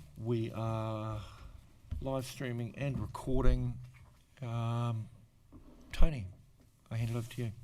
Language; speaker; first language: English; native; English